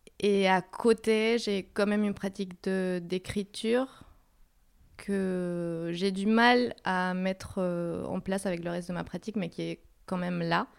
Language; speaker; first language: French; non-native, fluent; Spanish